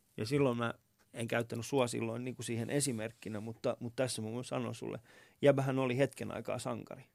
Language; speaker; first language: Finnish; non-native, fluent; Persian